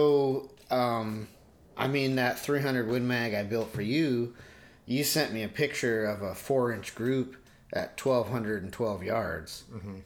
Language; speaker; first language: English; native; English